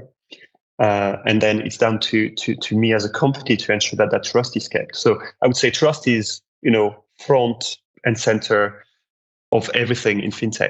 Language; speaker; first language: English; non-native, fluent; French